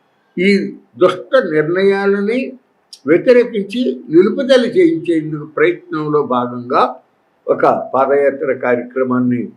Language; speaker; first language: Telugu; native; Telugu